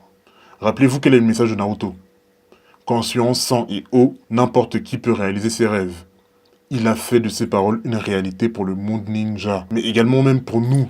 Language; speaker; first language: French; native; French